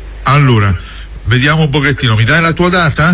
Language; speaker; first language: Italian; native; Italian